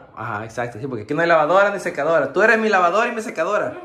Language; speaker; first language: Spanish; native; Spanish